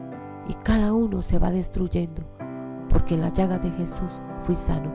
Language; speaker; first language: Spanish; native; Spanish